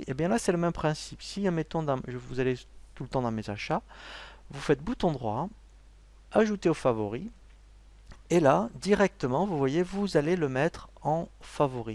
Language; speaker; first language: French; native; French